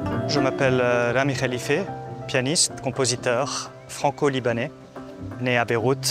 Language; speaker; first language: French; non-native, local second language; Arabic